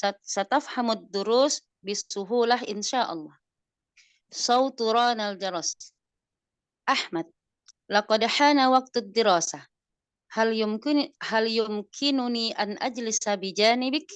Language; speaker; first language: Arabic; non-native, learner; Indonesian